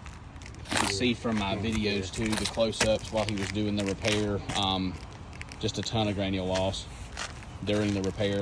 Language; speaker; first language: English; native; English